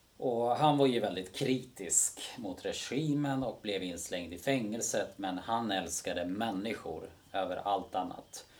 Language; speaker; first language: Swedish; early bilingual, other home language; Bosnian